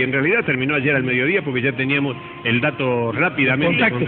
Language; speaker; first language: Spanish; native; Spanish